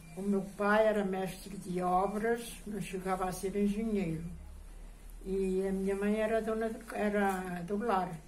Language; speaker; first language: Portuguese; native; Portuguese